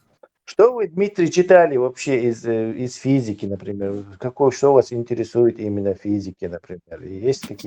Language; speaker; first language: Russian; non-native, local second language; Chechen